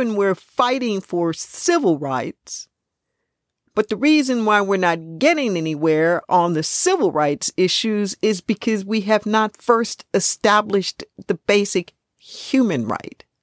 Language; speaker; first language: English; native; English